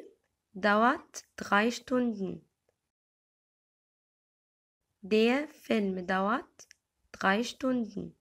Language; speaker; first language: German; non-native, fluent; Arabic